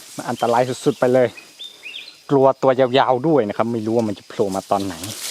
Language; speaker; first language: Thai; non-native, local second language; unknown